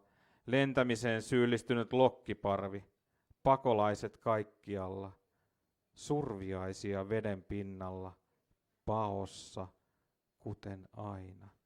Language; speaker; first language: Finnish; native; Finnish